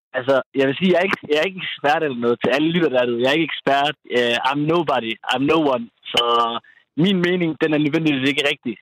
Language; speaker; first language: Danish; early bilingual, other home language; Somali